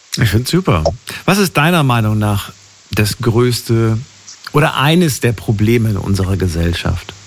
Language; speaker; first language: German; native; German